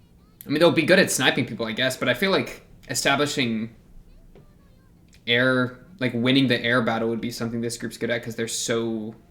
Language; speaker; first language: English; native; English